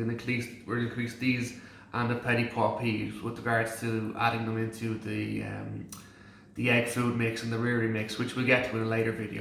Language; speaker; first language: English; native; English